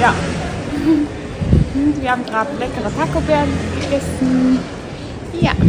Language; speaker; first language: German; non-native, learner; Mongolian